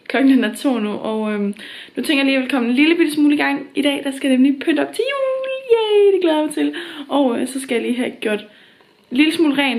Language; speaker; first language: Danish; native; Danish